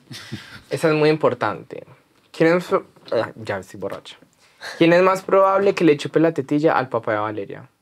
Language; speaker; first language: Spanish; native; Spanish